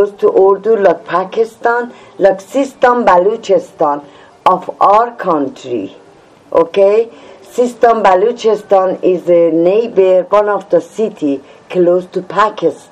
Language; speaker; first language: English; non-native, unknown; Persian